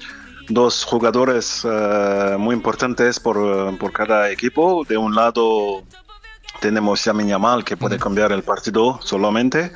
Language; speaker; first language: Spanish; non-native, fluent; French